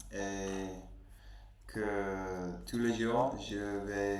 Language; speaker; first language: French; non-native, learner; Spanish